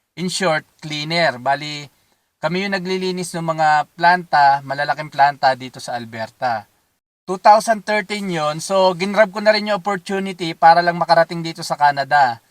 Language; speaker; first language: Filipino; native; Filipino